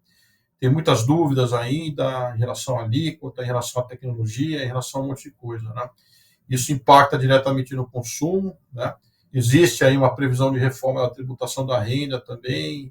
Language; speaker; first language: Portuguese; native; Portuguese